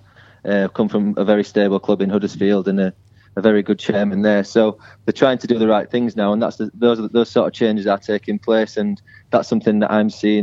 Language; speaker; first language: English; native; English